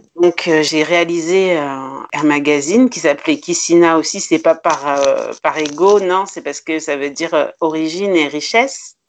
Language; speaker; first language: French; native; French